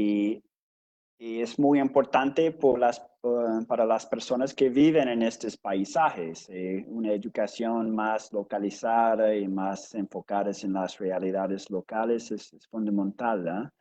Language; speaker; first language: Spanish; non-native, fluent; English